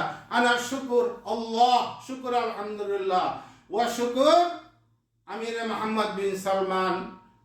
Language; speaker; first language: Arabic; non-native, learner; Bangla